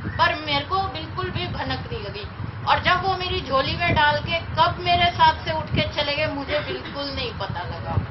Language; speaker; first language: Hindi; native; Hindi